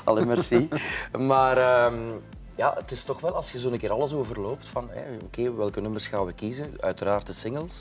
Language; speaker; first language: Dutch; native; Dutch